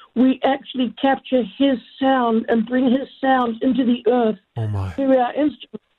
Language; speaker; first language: English; native; English